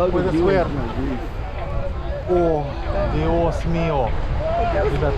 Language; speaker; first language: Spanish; non-native, learner; Russian